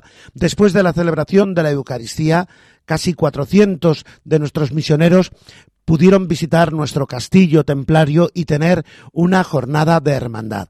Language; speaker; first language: Spanish; native; Spanish